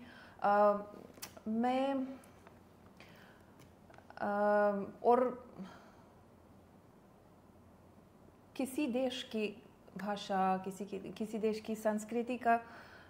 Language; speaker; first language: Hindi; non-native, learner; Lithuanian